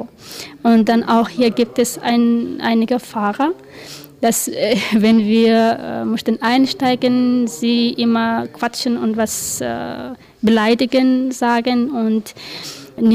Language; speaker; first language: German; non-native, learner; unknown